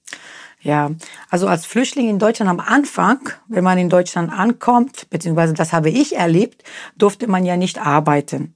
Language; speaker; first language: German; non-native, fluent; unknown